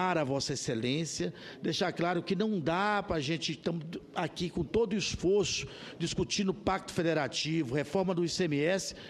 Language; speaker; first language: Portuguese; native; Portuguese